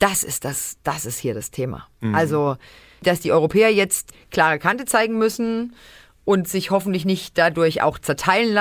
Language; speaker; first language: German; native; German